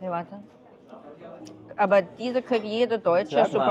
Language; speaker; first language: German; non-native, learner; Chinese